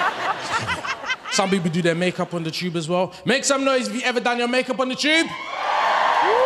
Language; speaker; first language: English; native; English